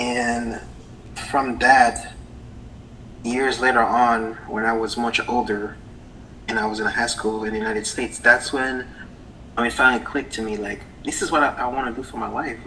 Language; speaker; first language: English; non-native, fluent; Haitian Creole